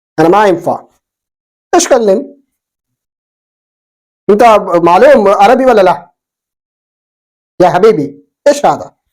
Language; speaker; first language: Arabic; non-native, learner; Malayalam